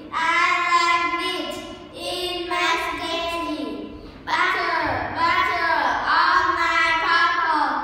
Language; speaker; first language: English; non-native, learner; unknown